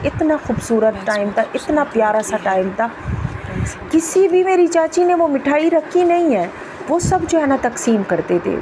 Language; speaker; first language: Urdu; non-native, local second language; Pashto